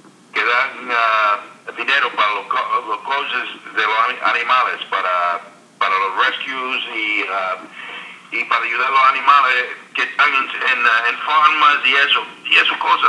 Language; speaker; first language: Spanish; early bilingual, heritage; English